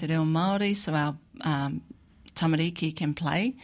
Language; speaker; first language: English; native; English